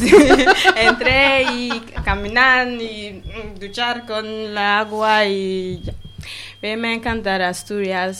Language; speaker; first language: Spanish; non-native, learner; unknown